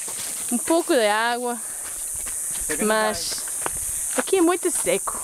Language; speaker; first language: Portuguese; non-native, learner; English